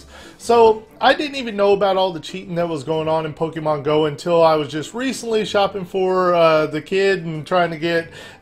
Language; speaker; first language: English; native; English